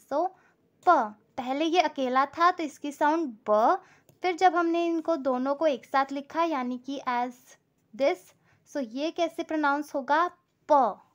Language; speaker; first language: Hindi; native; Hindi